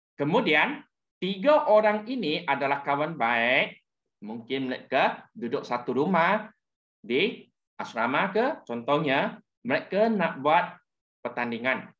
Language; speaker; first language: Malay; non-native, local second language; Chinese